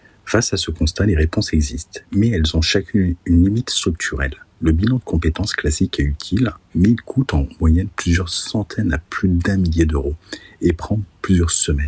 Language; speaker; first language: French; native; French